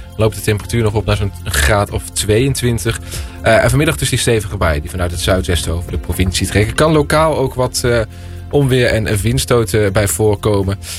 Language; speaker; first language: Dutch; native; Dutch